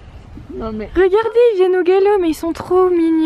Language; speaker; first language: French; native; French